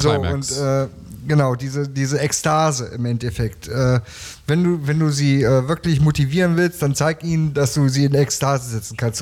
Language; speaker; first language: German; native; German